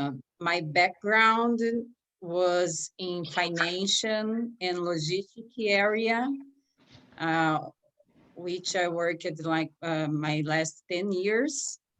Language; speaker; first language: English; non-native, learner; Portuguese